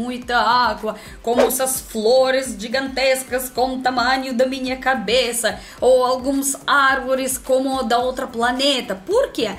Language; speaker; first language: Portuguese; non-native, learner; Russian